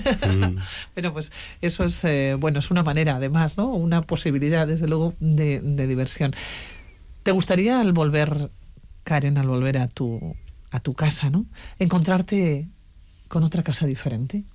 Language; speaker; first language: Spanish; native; Spanish